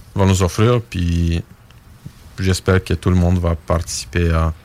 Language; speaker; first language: French; non-native, fluent; Bulgarian